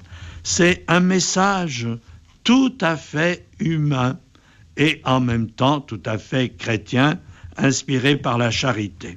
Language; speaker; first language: French; native; French